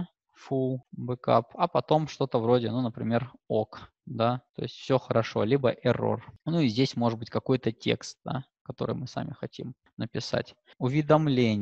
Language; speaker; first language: Russian; native; Russian